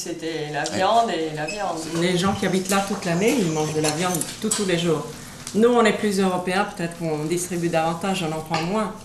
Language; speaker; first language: French; early bilingual, heritage; French